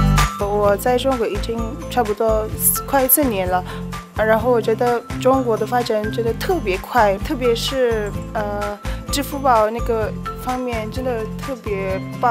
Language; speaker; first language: Chinese; non-native, fluent; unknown